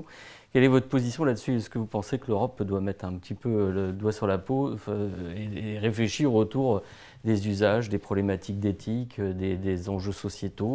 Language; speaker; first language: French; native; French